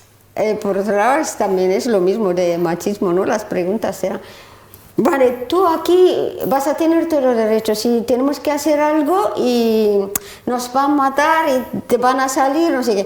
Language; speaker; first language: Spanish; non-native, learner; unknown